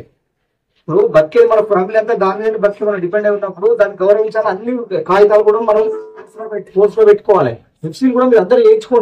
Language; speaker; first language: Telugu; native; Telugu